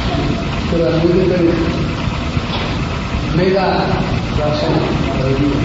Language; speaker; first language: Spanish; non-native, fluent; English